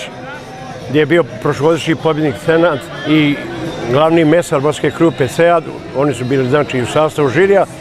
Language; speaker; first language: Bosnian; native; Bosnian